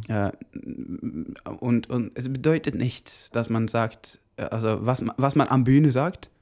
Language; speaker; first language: German; non-native, learner; Norwegian